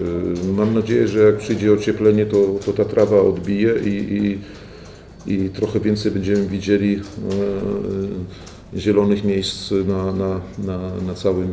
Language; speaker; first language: Polish; native; Polish